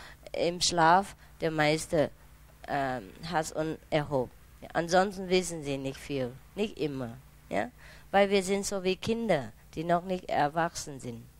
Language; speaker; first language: German; non-native, learner; Vietnamese